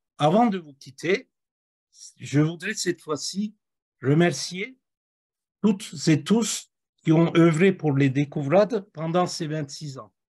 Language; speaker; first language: French; native; French